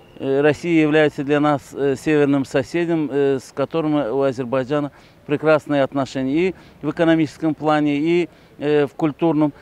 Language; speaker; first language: Russian; non-native, local second language; Azerbaijani